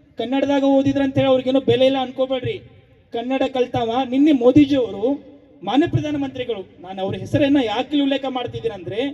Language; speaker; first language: Kannada; native; Kannada